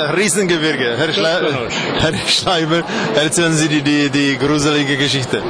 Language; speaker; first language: German; non-native, fluent; Czech